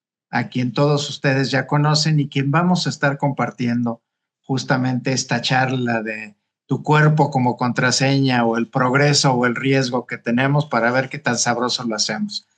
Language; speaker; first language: Spanish; native; Spanish